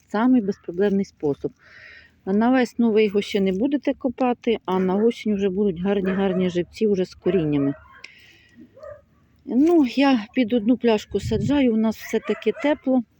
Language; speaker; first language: Ukrainian; native; Ukrainian